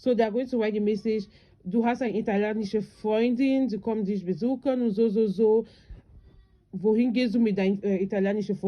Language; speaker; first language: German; non-native, learner; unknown